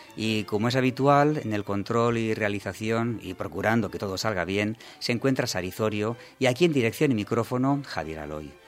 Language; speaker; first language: Spanish; native; Spanish